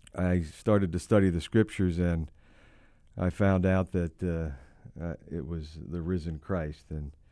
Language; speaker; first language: English; native; English